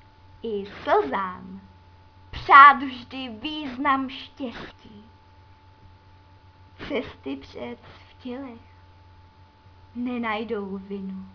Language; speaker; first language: Czech; native; Czech